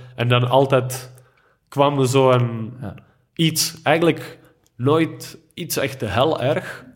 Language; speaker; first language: Dutch; non-native, fluent; Czech